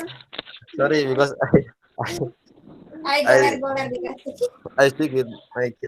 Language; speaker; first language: English; non-native, learner; Indonesian